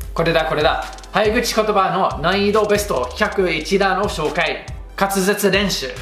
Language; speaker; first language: Japanese; non-native, fluent; English